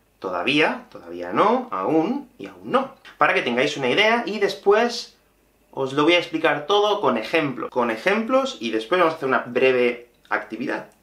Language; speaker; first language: Spanish; native; Spanish